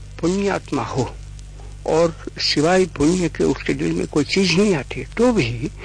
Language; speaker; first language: Hindi; non-native, local second language; Gujarati